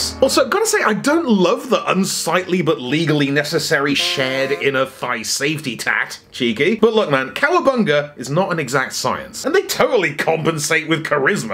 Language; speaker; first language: English; native; English